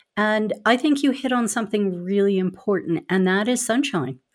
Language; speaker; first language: English; native; English